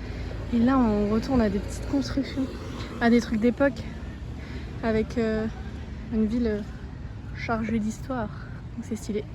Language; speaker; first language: French; native; French